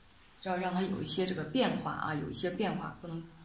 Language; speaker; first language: Chinese; native; Chinese